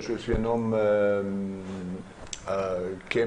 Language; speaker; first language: French; non-native, learner; German